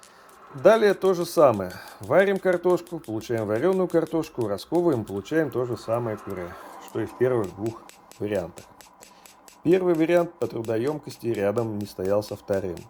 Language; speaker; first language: Russian; native; Russian